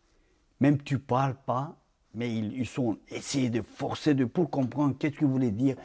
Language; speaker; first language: French; non-native, fluent; Turkish